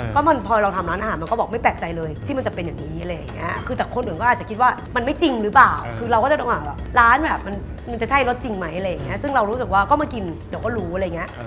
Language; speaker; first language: Thai; non-native, local second language; Lao